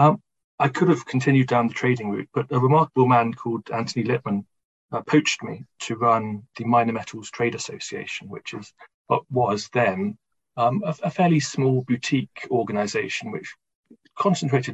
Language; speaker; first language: English; native; English